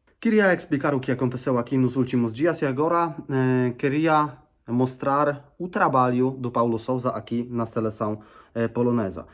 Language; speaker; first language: Portuguese; non-native, fluent; Polish